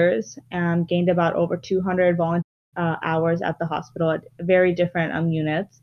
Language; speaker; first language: English; non-native, local second language; Bangla